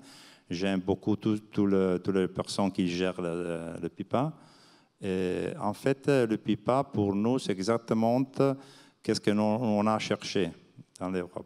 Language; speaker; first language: French; non-native, fluent; Italian